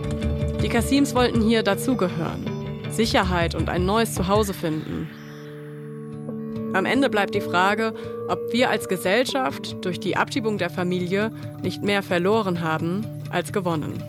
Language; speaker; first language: German; native; German